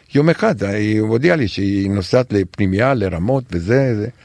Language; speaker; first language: Hebrew; non-native, fluent; Romanian